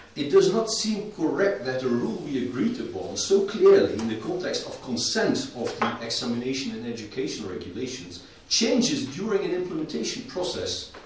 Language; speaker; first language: English; non-native, fluent; Dutch